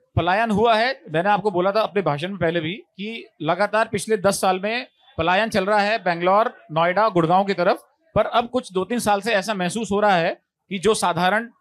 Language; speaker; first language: Hindi; native; Hindi